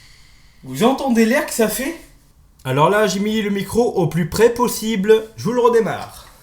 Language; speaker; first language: French; native; French